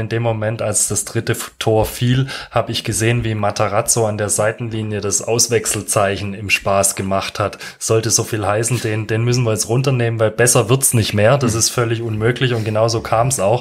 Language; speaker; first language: German; native; German